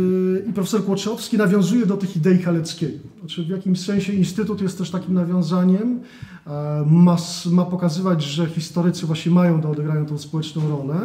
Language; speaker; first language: Polish; native; Polish